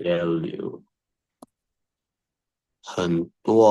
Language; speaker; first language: Chinese; non-native, learner; Indonesian